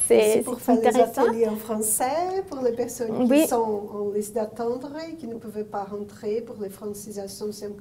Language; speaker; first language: French; non-native, learner; Portuguese